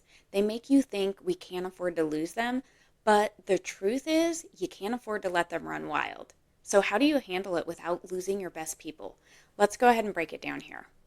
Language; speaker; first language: English; native; English